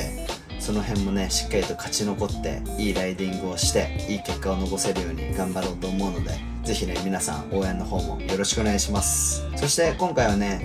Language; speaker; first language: Japanese; native; Japanese